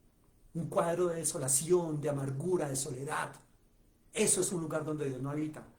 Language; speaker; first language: Spanish; native; Spanish